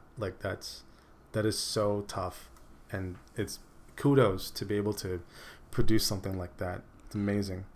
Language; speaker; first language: English; early bilingual, other home language; Filipino